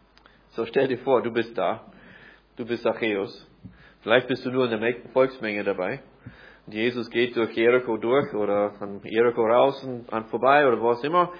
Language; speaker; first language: German; non-native, fluent; English